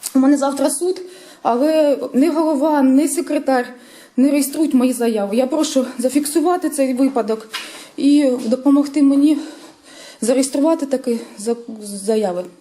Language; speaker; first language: Ukrainian; native; Ukrainian